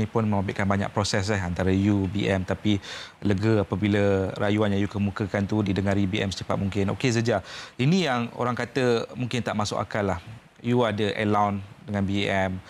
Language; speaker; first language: Malay; native; Malay